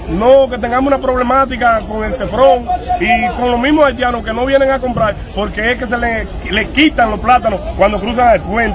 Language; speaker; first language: Spanish; native; Spanish